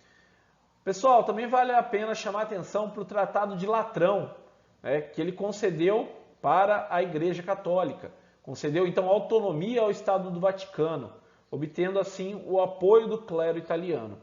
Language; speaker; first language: Portuguese; native; Portuguese